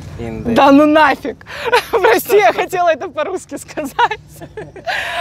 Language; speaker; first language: Russian; early bilingual, other home language; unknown